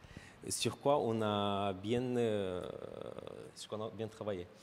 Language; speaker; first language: French; non-native, fluent; Romanian